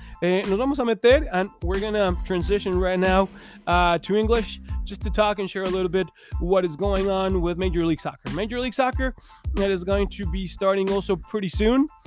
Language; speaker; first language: English; non-native, fluent; Spanish